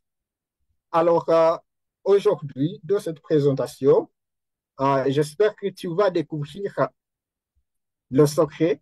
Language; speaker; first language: French; non-native, fluent; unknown